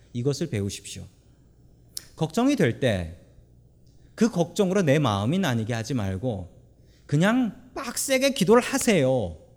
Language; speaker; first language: Korean; native; Korean